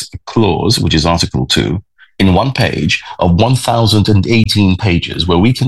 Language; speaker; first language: English; native; English